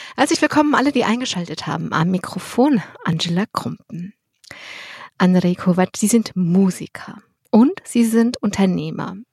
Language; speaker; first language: German; native; German